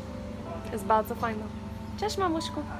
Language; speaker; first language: Polish; early bilingual, heritage; English